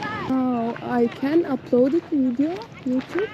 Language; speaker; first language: English; non-native, learner; Turkmen